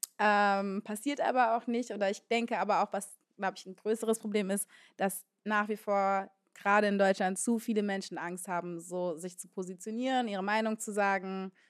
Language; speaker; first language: German; native; German